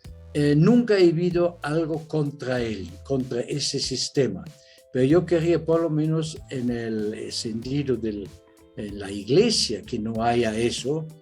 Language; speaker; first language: Spanish; non-native, fluent; German